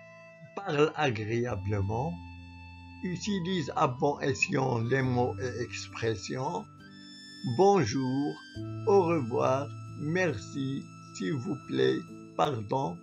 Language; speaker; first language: French; non-native, fluent; Arabic